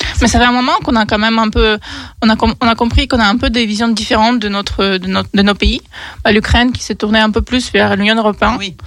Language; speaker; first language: French; non-native, fluent; Ukrainian